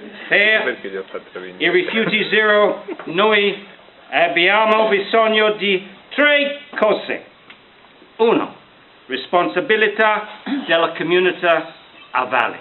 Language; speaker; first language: Italian; non-native, learner; English